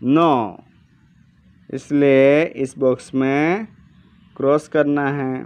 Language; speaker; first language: Hindi; non-native, local second language; Gujarati